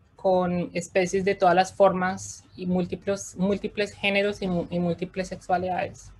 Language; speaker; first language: Spanish; native; Spanish